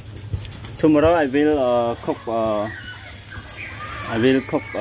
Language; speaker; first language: English; non-native, learner; Vietnamese